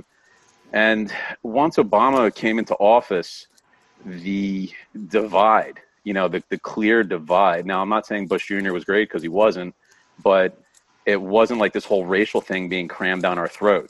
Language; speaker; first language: English; native; English